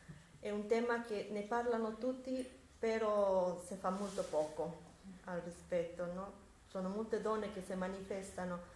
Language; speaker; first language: Italian; non-native, fluent; Spanish